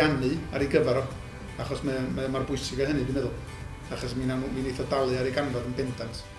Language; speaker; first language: Welsh; native; Welsh